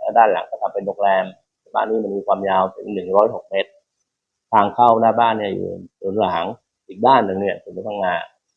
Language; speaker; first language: Thai; native; Thai